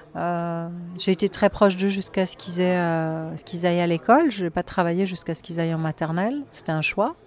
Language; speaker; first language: French; native; French